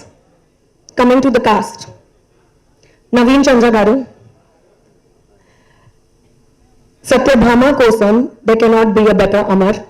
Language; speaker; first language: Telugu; non-native, learner; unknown